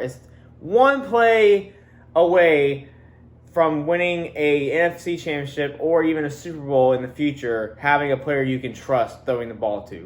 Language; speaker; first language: English; native; English